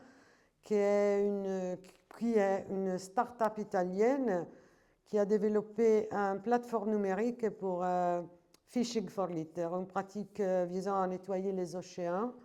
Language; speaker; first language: French; non-native, fluent; Italian